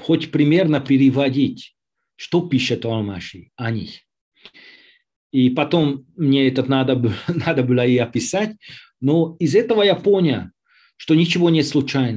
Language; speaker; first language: Russian; non-native, learner; Hungarian